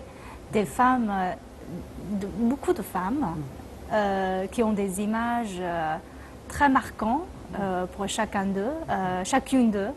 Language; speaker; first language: French; non-native, fluent; Chinese